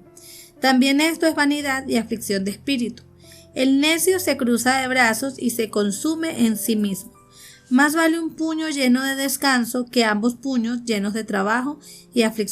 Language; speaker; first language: Spanish; native; Spanish